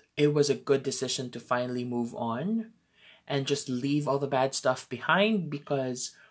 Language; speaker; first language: English; non-native, local second language; Filipino